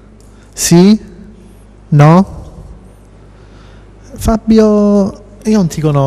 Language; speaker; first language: Italian; native; Italian